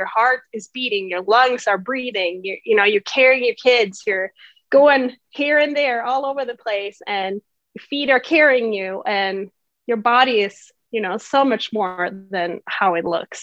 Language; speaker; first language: English; non-native, fluent; Swedish